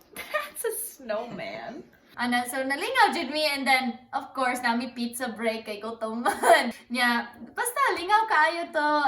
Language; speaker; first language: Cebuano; non-native, local second language; English